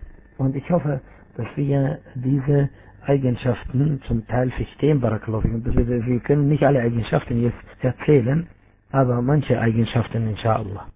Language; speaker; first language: German; non-native, fluent; Arabic